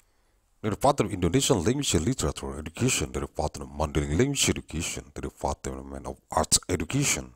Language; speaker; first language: English; non-native, learner; Indonesian